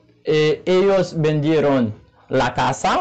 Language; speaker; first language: Spanish; non-native, learner; Haitian Creole